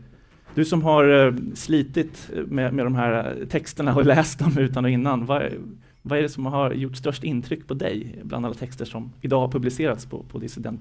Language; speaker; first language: Swedish; native; Swedish